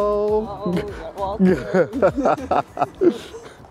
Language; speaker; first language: English; non-native, learner; Mongolian